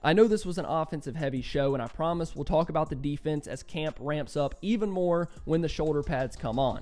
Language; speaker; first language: English; native; English